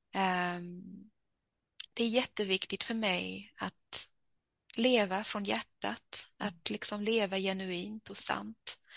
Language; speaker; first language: Swedish; early bilingual, heritage; Swedish